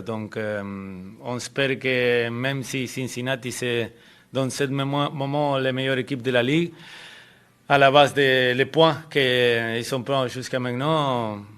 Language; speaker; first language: French; non-native, fluent; Spanish